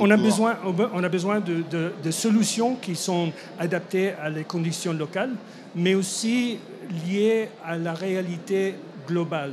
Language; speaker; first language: French; non-native, fluent; English